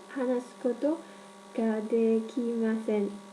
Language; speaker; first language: Japanese; non-native, learner; Cantonese